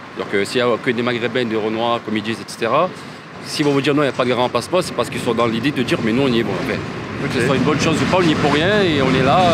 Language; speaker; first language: French; native; French